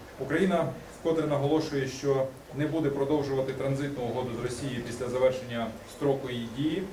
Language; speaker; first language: Ukrainian; native; Ukrainian